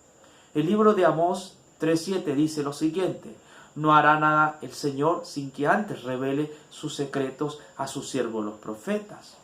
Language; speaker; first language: Spanish; native; Spanish